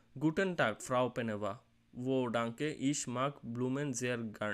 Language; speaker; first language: German; non-native, learner; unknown